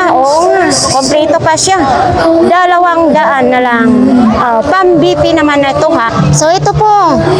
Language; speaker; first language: Filipino; non-native, local second language; Cebuano